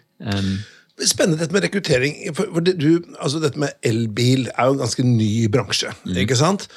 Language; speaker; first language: Norwegian; native; Norwegian